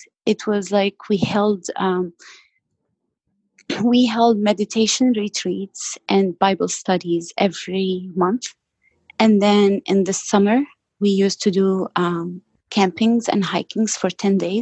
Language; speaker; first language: English; non-native, fluent; Arabic